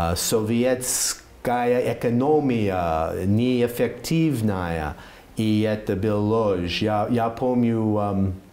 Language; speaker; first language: Russian; non-native, learner; English